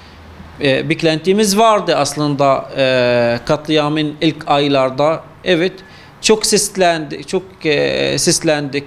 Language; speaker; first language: Turkish; non-native, fluent; Arabic